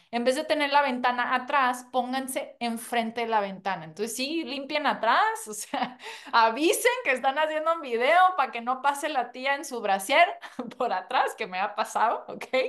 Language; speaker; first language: Spanish; non-native, fluent; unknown